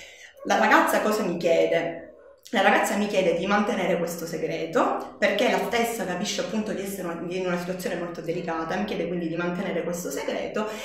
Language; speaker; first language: Italian; native; Italian